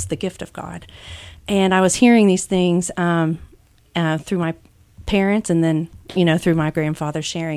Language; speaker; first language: English; native; English